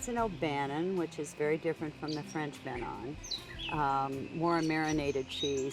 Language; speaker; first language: English; native; English